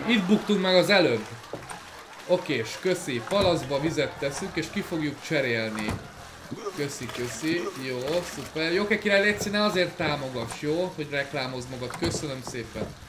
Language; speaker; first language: Hungarian; native; Hungarian